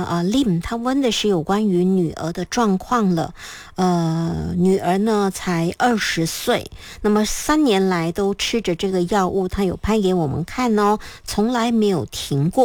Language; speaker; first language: Chinese; native; Chinese